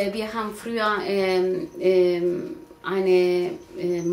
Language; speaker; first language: German; non-native, learner; Spanish